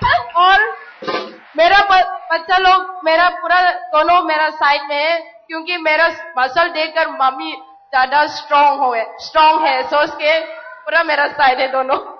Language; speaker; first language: Hindi; non-native, local second language; Manipuri